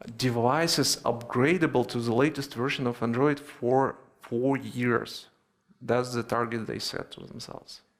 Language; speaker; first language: English; non-native, fluent; Russian